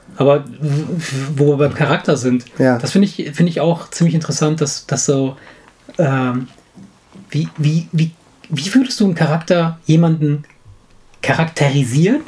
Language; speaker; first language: German; non-native, fluent; Italian